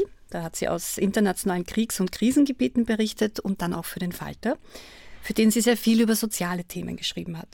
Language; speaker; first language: German; native; German